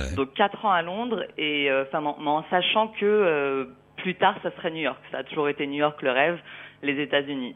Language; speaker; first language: French; native; French